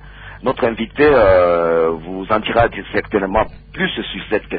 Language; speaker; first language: French; non-native, local second language; Swahili